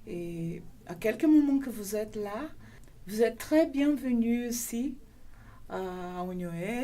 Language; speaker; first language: French; non-native, learner; Portuguese